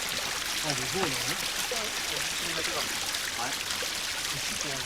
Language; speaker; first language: French; native; French